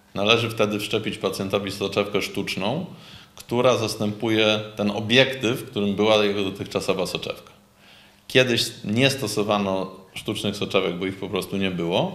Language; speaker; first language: Polish; native; Polish